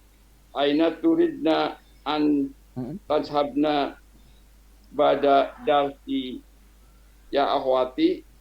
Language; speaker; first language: Arabic; non-native, learner; Indonesian